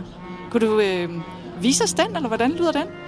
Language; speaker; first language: Danish; native; Danish